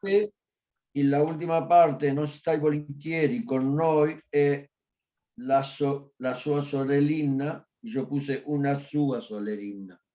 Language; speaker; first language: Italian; non-native, learner; Spanish